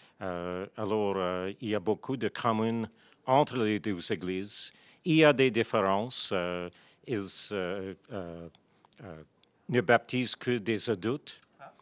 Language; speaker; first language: French; non-native, local second language; English